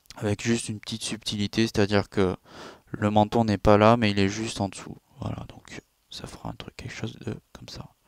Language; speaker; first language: French; native; French